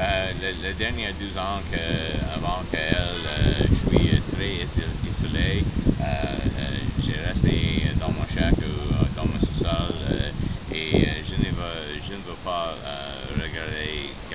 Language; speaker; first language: French; non-native, local second language; English